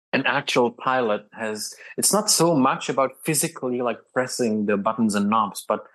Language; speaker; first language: English; non-native, fluent; Czech